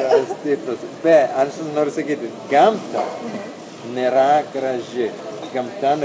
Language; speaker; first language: Lithuanian; non-native, learner; Italian